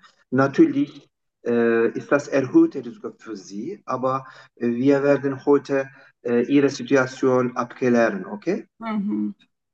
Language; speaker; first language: German; non-native, fluent; Turkish